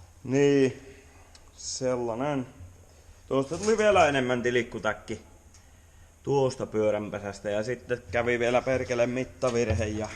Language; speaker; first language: Finnish; native; Finnish